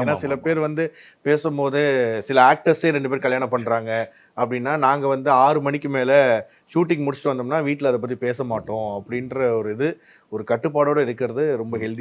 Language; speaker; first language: Tamil; native; Tamil